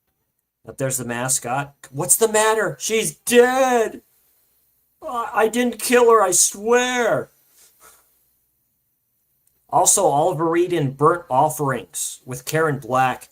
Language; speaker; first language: English; native; English